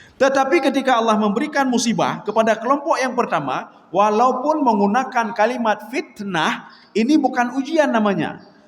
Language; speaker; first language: Malay; non-native, local second language; Achinese